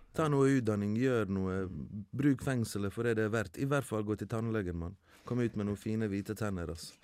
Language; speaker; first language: Norwegian; early bilingual, other home language; Bosnian